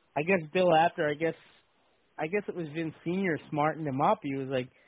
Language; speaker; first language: English; native; English